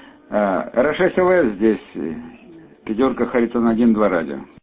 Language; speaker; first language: Russian; native; Russian